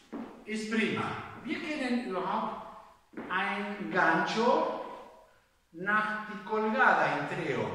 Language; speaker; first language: German; non-native, fluent; Spanish